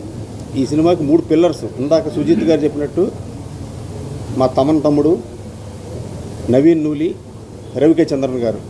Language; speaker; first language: Telugu; native; Telugu